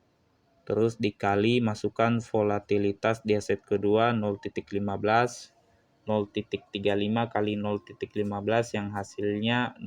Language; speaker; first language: Indonesian; native; Indonesian